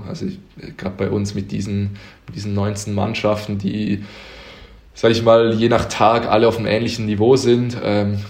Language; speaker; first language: German; native; German